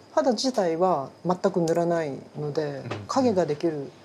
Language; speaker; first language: Japanese; native; Japanese